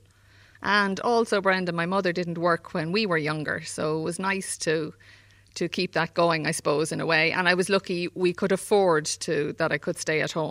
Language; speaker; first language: English; native; English